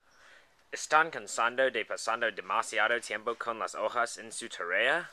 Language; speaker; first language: Spanish; non-native, learner; English